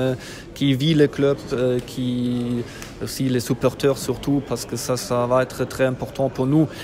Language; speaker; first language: French; non-native, fluent; German